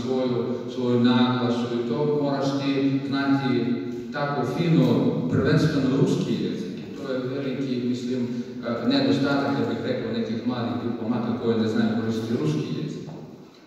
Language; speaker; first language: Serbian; non-native, fluent; Russian